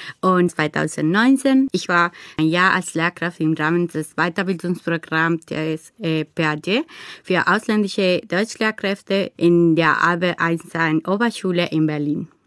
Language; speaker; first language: German; non-native, fluent; Spanish